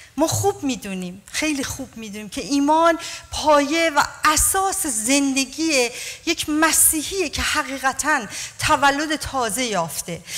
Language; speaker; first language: Persian; native; Persian